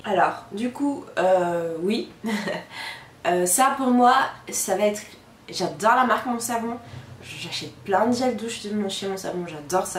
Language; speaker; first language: French; native; French